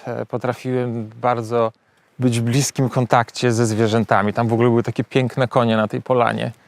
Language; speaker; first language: Polish; native; Polish